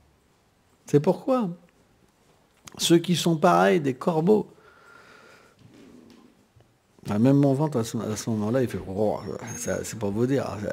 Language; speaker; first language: French; native; French